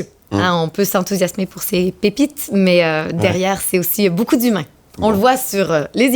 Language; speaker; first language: French; native; French